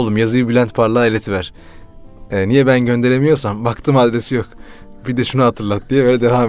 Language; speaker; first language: Turkish; native; Turkish